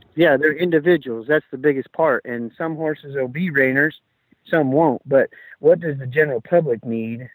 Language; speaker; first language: English; native; English